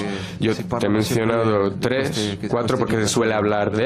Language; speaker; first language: Spanish; non-native, fluent; French